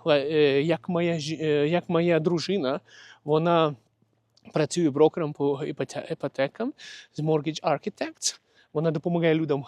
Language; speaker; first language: Ukrainian; non-native, local second language; Russian